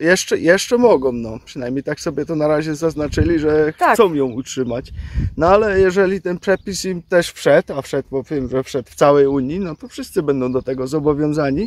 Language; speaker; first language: Polish; native; Polish